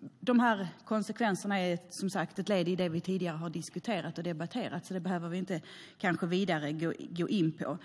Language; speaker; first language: Swedish; native; Swedish